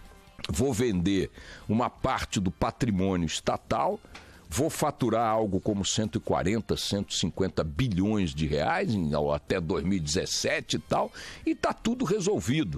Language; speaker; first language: Portuguese; native; Portuguese